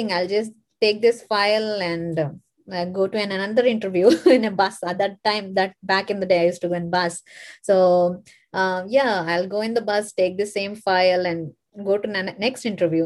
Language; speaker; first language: English; non-native, local second language; Kannada